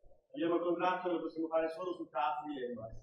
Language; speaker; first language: Italian; native; Italian